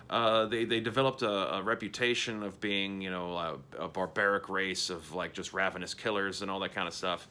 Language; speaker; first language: English; native; English